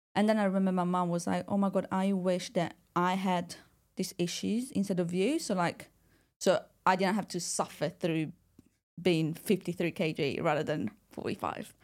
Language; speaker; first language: English; non-native, fluent; Italian